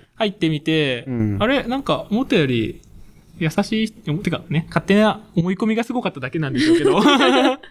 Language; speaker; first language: Japanese; native; Japanese